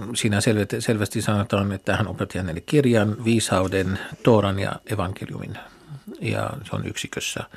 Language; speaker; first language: Finnish; non-native, fluent; Arabic